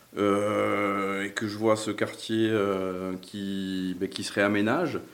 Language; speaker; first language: French; native; French